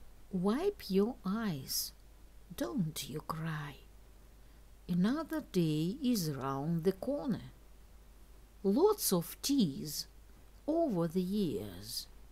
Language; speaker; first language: English; non-native, fluent; Russian